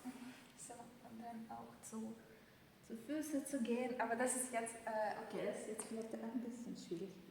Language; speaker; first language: German; non-native, fluent; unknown